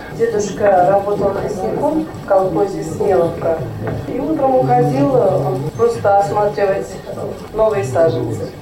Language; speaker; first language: Russian; non-native, local second language; Tatar